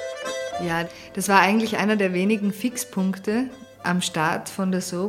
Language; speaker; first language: German; native; German